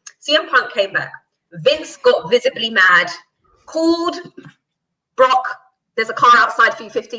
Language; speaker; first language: English; native; English